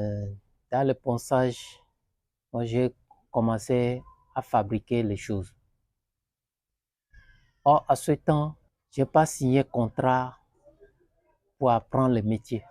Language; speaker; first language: French; non-native, learner; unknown